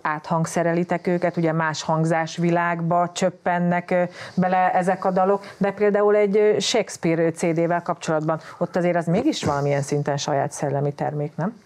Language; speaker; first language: Hungarian; native; Hungarian